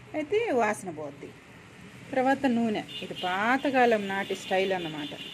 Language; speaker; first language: Telugu; non-native, local second language; Urdu